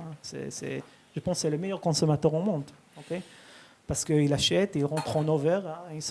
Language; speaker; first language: French; early bilingual, heritage; Hebrew